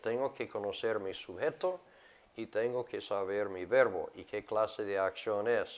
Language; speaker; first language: Spanish; non-native, fluent; English